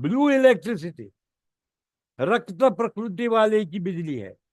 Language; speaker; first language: Hindi; non-native, local second language; Marathi